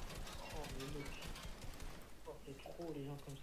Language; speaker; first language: French; native; French